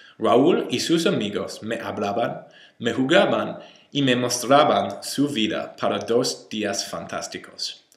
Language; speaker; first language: Spanish; non-native, learner; English